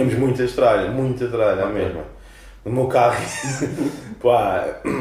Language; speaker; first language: Portuguese; native; Portuguese